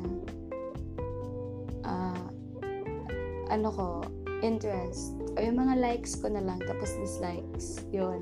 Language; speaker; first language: English; non-native, local second language; Cebuano